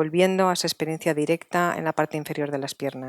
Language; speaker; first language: Spanish; native; Spanish